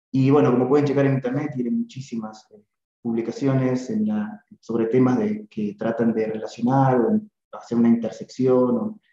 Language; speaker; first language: Spanish; native; Spanish